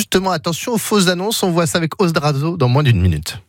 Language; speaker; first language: French; native; French